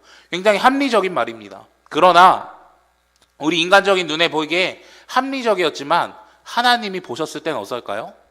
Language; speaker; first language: Korean; native; Korean